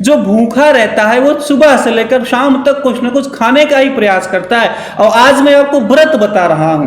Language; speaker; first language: Hindi; native; Hindi